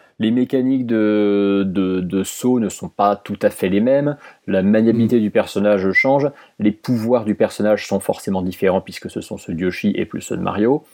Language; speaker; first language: French; native; French